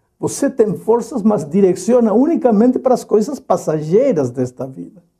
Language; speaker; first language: Portuguese; non-native, fluent; Spanish